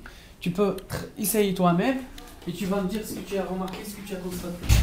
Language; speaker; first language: French; non-native, local second language; Arabic